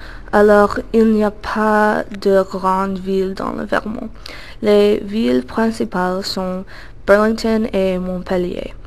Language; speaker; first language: French; non-native, learner; English